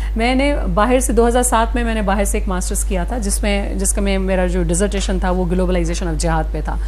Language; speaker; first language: Urdu; non-native, local second language; Sindhi